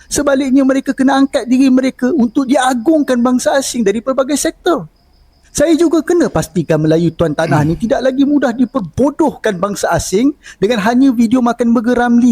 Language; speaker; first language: Malay; native; Malay